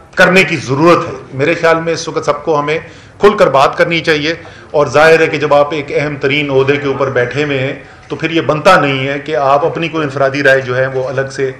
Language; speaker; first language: Urdu; native; Urdu